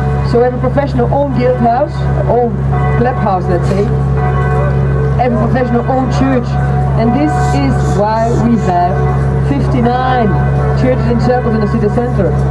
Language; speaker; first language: English; non-native, fluent; Dutch